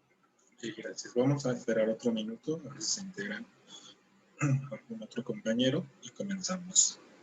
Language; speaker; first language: Spanish; native; Spanish